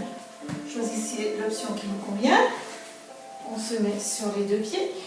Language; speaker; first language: French; native; French